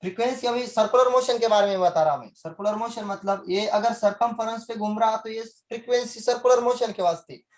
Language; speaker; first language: Hindi; non-native, local second language; Marathi